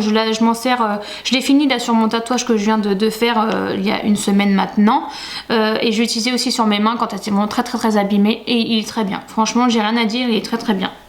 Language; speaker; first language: French; native; French